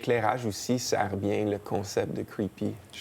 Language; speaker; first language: French; native; French